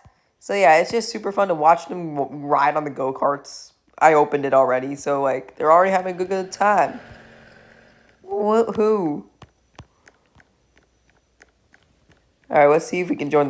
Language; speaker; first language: English; native; English